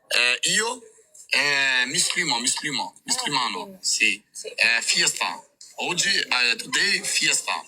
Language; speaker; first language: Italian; non-native, learner; Albanian